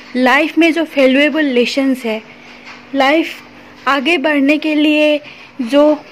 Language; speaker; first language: Hindi; non-native, local second language; Assamese